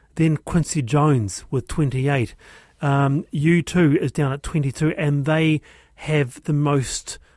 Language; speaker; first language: English; native; English